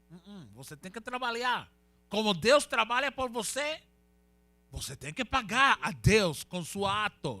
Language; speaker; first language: Portuguese; non-native, learner; Spanish